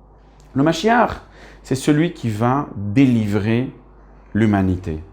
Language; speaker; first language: French; native; French